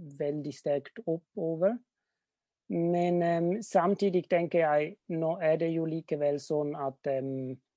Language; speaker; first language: Norwegian; non-native, fluent; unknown